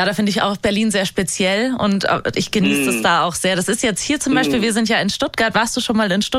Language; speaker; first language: German; native; German